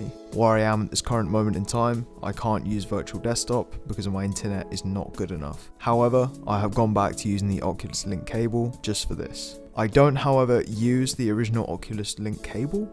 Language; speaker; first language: English; native; English